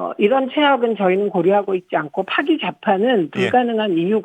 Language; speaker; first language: Korean; native; Korean